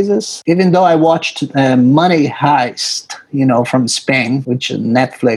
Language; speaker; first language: English; non-native, fluent; Portuguese